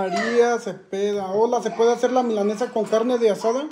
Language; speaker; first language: Spanish; native; Spanish